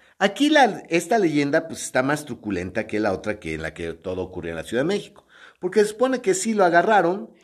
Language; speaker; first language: Spanish; native; Spanish